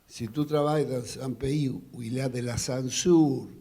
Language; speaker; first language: French; non-native, fluent; Spanish